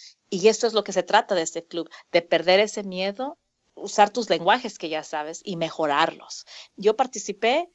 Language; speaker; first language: Spanish; early bilingual, heritage; Spanish